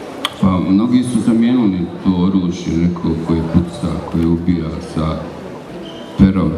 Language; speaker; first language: Bosnian; native; Bosnian